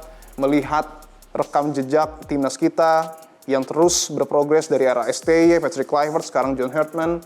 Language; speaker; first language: Indonesian; native; Indonesian